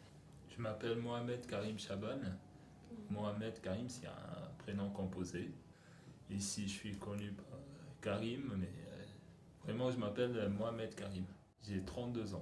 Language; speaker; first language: French; non-native, local second language; Arabic